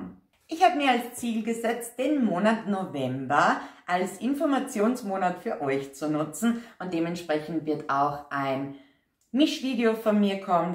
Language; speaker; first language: German; native; German